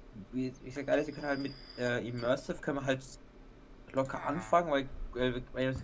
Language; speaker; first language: German; native; German